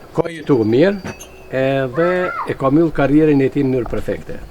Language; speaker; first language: Albanian; native; Albanian